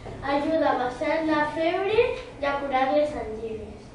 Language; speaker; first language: Catalan; non-native, local second language; Spanish